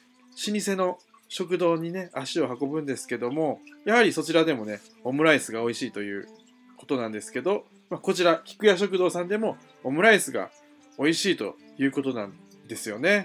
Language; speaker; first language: Japanese; native; Japanese